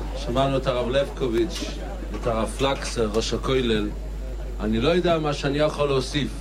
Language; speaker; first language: Hebrew; non-native, local second language; Yiddish